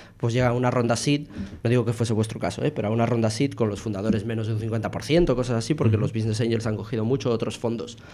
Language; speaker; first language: Spanish; native; Spanish